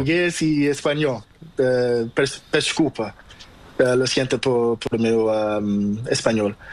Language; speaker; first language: Spanish; non-native, learner; Portuguese